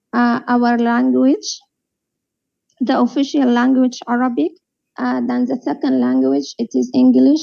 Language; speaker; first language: English; non-native, learner; Arabic